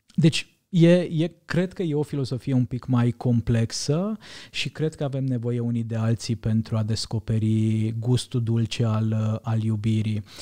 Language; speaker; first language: Romanian; non-native, local second language; Hungarian